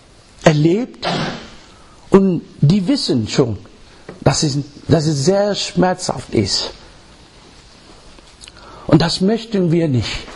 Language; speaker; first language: German; non-native, learner; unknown